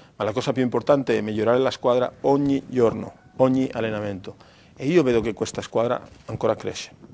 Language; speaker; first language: Italian; non-native, fluent; Spanish